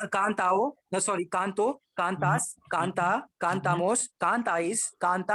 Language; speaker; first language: Spanish; non-native, learner; Hindi